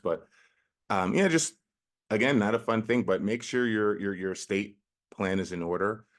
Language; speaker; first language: English; native; English